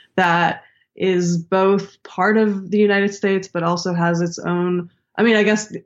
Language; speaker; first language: English; early bilingual, other home language; Hebrew